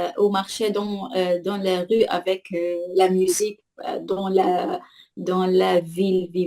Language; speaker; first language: French; non-native, learner; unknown